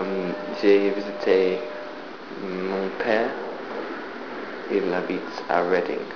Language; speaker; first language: French; non-native, learner; English